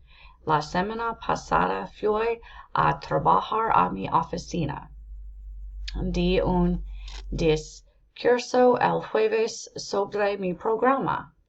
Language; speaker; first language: Spanish; non-native, learner; English